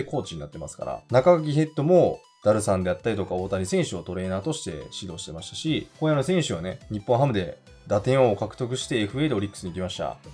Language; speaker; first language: Japanese; native; Japanese